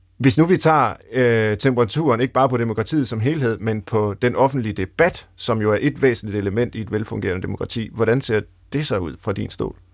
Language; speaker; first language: Danish; native; Danish